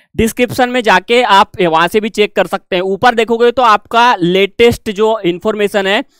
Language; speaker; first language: Hindi; native; Hindi